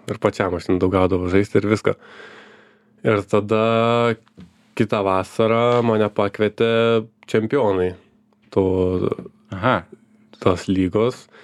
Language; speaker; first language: Lithuanian; native; Lithuanian